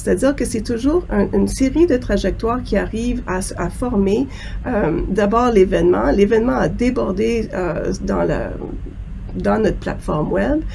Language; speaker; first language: French; native; French